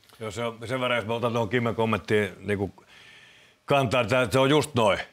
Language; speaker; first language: Finnish; native; Finnish